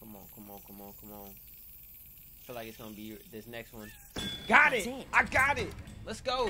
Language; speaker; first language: English; native; English